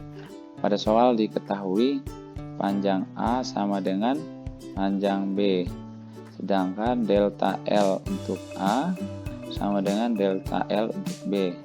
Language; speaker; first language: Indonesian; native; Indonesian